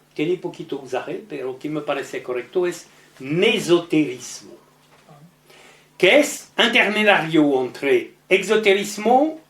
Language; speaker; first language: Spanish; non-native, learner; French